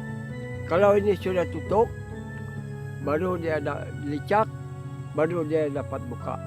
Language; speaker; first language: Indonesian; non-native, local second language; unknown